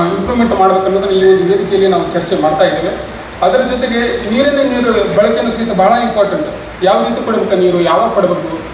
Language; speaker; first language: Kannada; native; Kannada